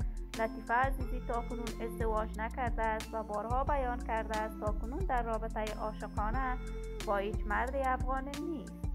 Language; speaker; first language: Persian; native; Persian